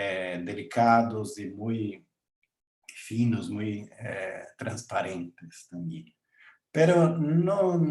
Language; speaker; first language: Spanish; non-native, learner; Portuguese